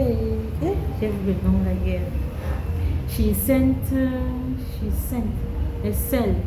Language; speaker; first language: English; non-native, learner; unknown